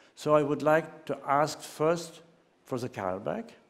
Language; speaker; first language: English; non-native, fluent; German